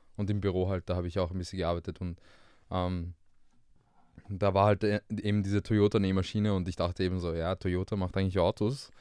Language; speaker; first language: German; early bilingual, other home language; English